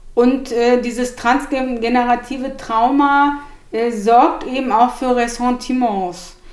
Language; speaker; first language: German; early bilingual, other home language; Turkish